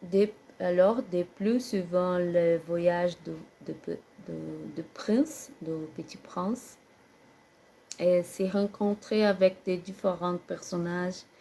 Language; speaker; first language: French; non-native, learner; Portuguese